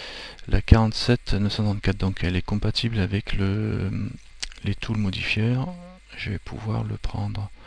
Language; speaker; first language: French; native; French